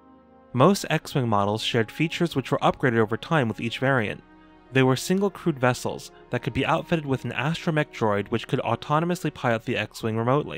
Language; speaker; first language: English; native; English